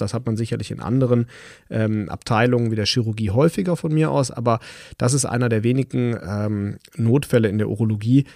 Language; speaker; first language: German; native; German